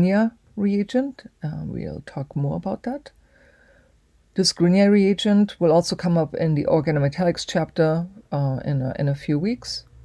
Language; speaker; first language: English; native; English